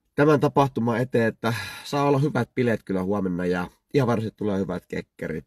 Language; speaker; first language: Finnish; native; Finnish